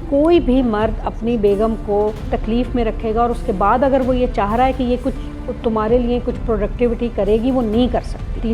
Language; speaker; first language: Urdu; native; Urdu